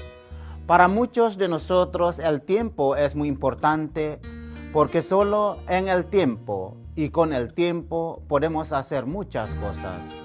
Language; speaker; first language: Spanish; non-native, fluent; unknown